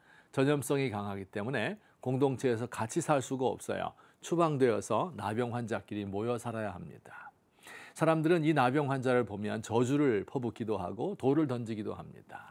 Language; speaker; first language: Korean; native; Korean